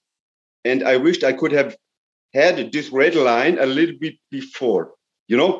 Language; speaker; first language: English; non-native, fluent; German